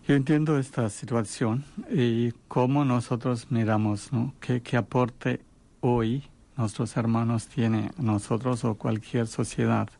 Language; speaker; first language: Spanish; non-native, fluent; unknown